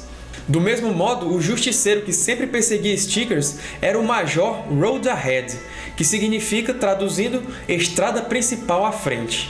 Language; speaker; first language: Portuguese; native; Portuguese